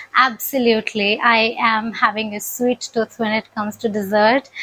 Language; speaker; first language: English; non-native, local second language; Punjabi